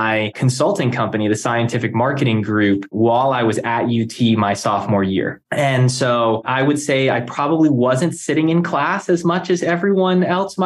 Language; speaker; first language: English; native; English